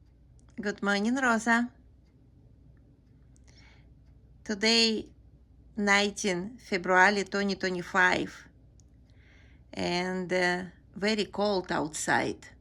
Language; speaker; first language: English; non-native, learner; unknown